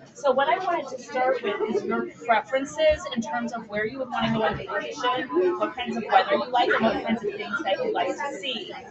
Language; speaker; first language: English; native; English